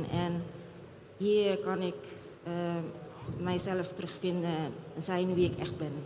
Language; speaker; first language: Dutch; early bilingual, other home language; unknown